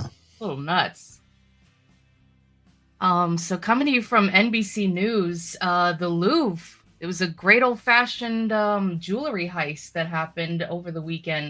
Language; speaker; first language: English; native; English